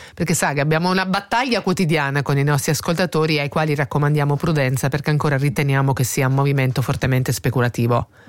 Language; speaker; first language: Italian; native; Italian